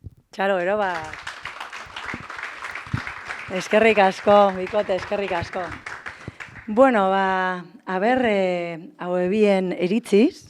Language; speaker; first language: Basque; native; Basque